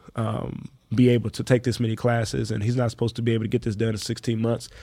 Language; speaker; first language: English; native; English